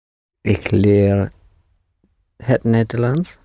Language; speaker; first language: Dutch; non-native, learner; English